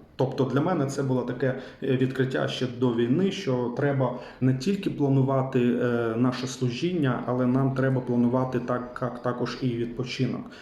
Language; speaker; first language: Ukrainian; non-native, local second language; Russian